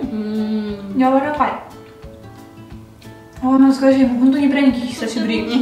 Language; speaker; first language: Japanese; non-native, fluent; Russian